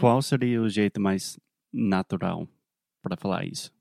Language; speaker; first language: Portuguese; non-native, fluent; English